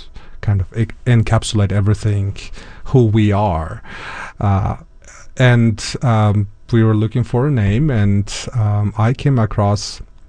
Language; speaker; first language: English; non-native, fluent; Uzbek